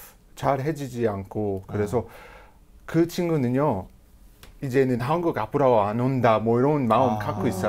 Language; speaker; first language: Korean; non-native, fluent; English